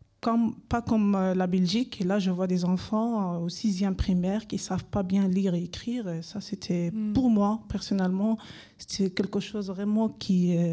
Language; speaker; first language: French; non-native, learner; Arabic